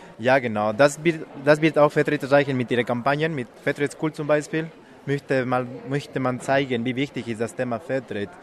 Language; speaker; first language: German; non-native, fluent; Spanish